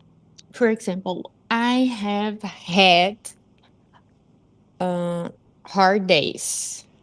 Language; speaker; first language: English; non-native, learner; Portuguese